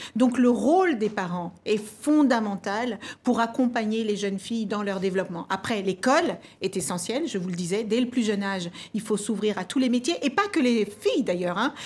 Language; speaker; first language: French; early bilingual, other home language; Kabuverdianu